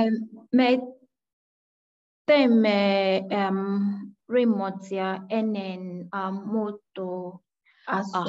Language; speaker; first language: Finnish; non-native, learner; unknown